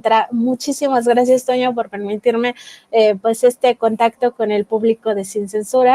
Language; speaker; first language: Spanish; native; Spanish